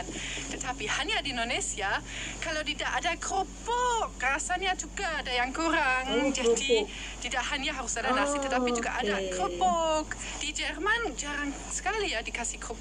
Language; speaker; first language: Indonesian; non-native, fluent; German